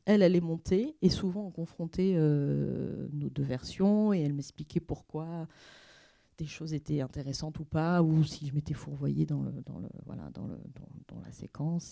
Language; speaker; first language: French; native; French